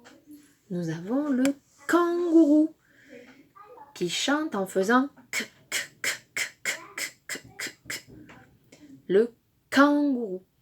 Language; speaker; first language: French; native; French